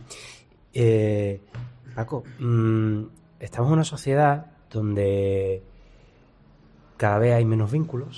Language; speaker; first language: Spanish; native; Spanish